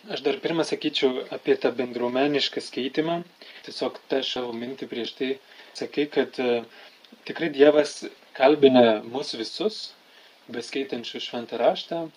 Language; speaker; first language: Lithuanian; non-native, fluent; French